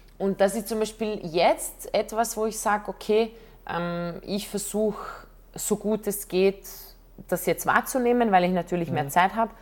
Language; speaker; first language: German; non-native, fluent; Croatian